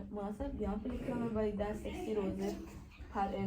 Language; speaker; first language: Norwegian; early bilingual, other home language; Urdu